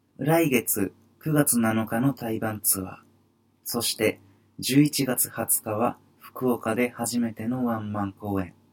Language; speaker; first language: Japanese; native; Japanese